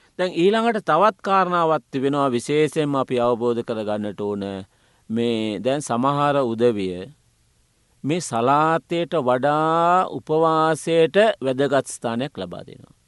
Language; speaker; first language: Sinhala; non-native, local second language; Tamil